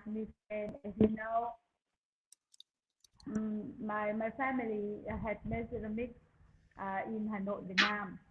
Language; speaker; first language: English; non-native, learner; Vietnamese